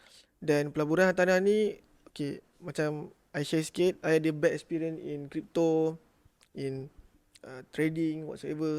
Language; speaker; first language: Malay; native; Malay